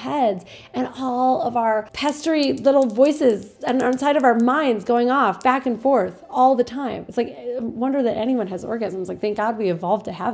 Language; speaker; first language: English; native; English